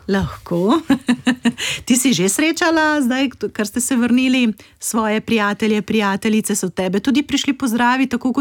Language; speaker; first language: Slovenian; native; Slovenian